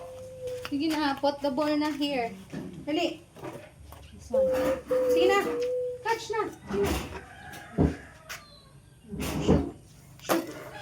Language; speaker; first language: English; non-native, local second language; Cebuano